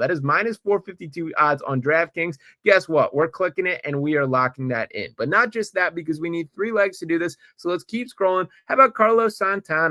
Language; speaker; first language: English; native; English